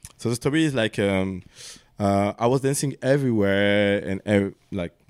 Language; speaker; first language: English; non-native, learner; French